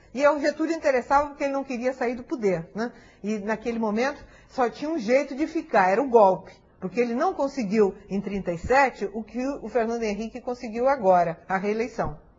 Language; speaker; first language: Portuguese; early bilingual, other home language; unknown